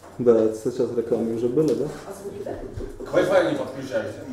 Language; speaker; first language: Russian; non-native, learner; Polish